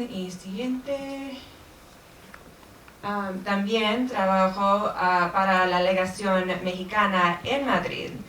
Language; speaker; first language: Spanish; non-native, fluent; English